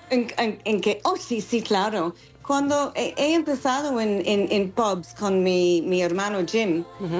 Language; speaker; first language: Spanish; non-native, fluent; English